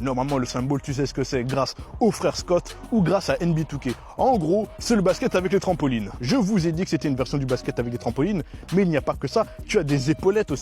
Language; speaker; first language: French; native; French